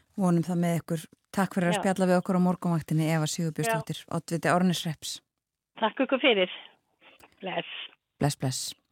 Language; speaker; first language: Icelandic; native; Icelandic